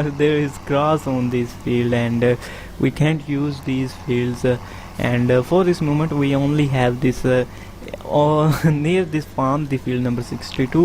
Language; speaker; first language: English; non-native, fluent; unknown